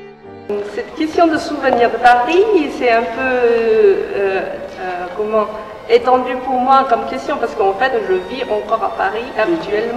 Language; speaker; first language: French; non-native, fluent; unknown